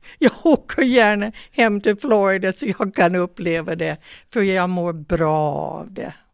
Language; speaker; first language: Swedish; non-native, fluent; English